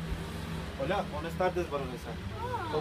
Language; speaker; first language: Spanish; non-native, learner; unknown